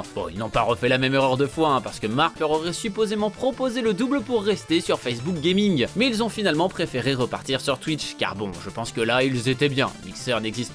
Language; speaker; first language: French; native; French